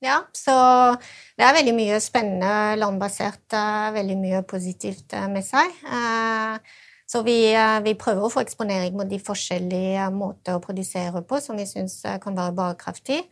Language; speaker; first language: Norwegian; non-native, fluent; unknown